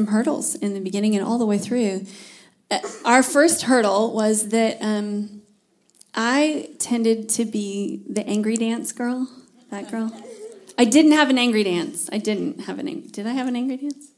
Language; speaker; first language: English; native; English